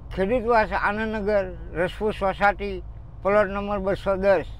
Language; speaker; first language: Hindi; non-native, local second language; Gujarati